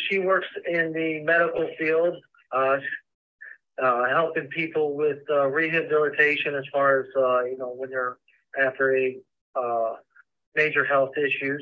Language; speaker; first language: English; native; English